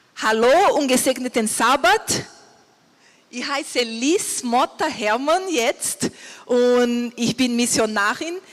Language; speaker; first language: German; non-native, learner; Portuguese